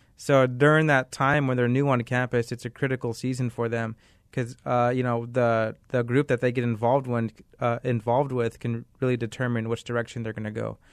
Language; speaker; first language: English; native; English